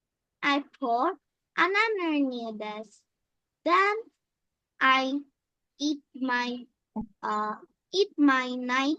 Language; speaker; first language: English; non-native, learner; Bangla